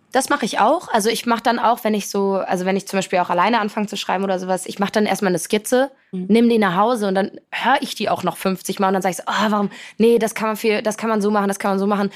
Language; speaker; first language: German; early bilingual, other home language; Polish